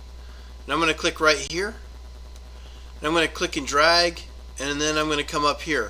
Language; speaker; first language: English; native; English